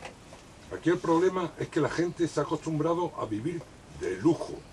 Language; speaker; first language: Spanish; native; Spanish